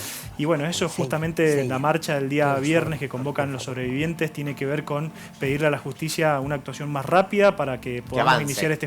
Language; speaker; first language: Spanish; native; Spanish